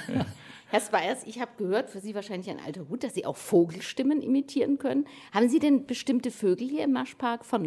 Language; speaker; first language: German; native; German